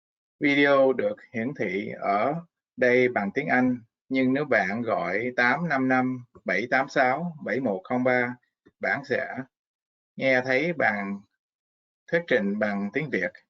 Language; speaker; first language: Vietnamese; non-native, fluent; English